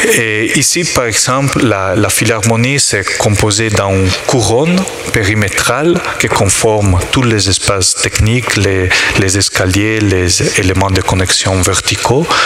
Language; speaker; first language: French; non-native, learner; Italian